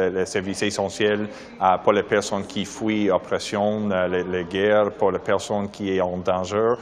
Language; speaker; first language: French; non-native, learner; English